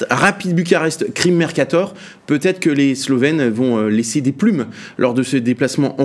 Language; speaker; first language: French; native; French